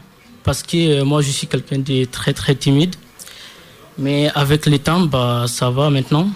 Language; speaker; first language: French; non-native, local second language; Fula